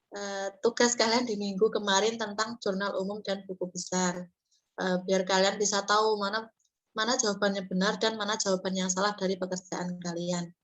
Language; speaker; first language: Indonesian; native; Indonesian